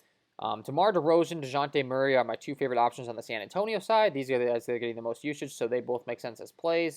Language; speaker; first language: English; native; English